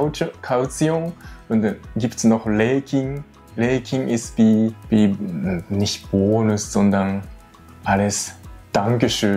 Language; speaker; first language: German; non-native, learner; Japanese